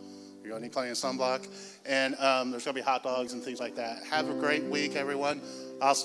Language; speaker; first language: English; native; English